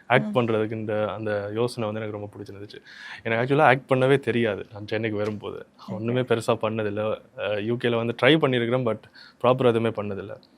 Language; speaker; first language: Tamil; early bilingual, heritage; Tamil